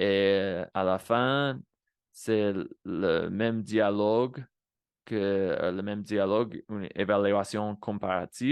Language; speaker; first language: French; non-native, fluent; Spanish